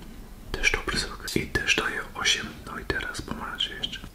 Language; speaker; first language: Polish; early bilingual, heritage; Polish